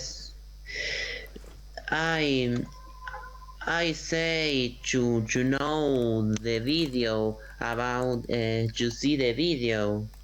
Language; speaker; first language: English; non-native, learner; Spanish